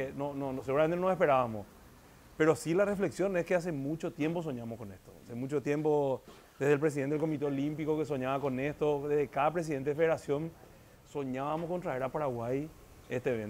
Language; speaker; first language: Spanish; native; Spanish